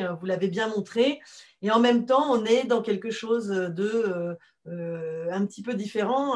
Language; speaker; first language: French; native; French